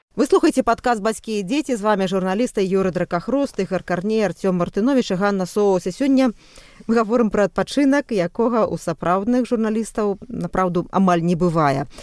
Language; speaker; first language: Belarusian; non-native, local second language; Russian